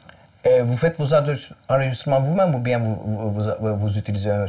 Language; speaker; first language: French; non-native, fluent; Turkish